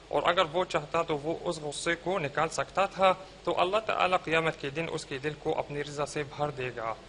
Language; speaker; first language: Urdu; non-native, fluent; Arabic